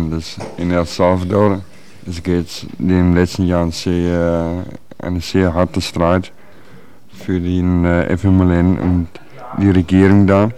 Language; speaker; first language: German; non-native, learner; Dutch